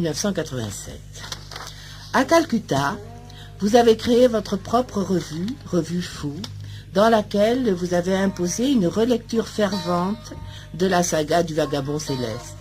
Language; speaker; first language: French; native; French